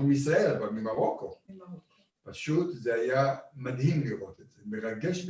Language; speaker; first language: Hebrew; early bilingual, other home language; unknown